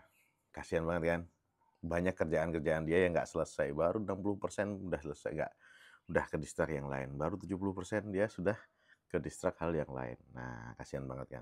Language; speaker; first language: Indonesian; native; Indonesian